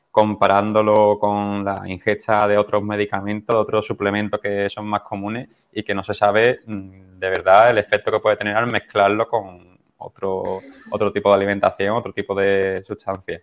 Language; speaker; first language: Spanish; native; Spanish